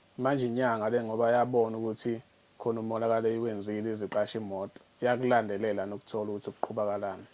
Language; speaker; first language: Zulu; native; Zulu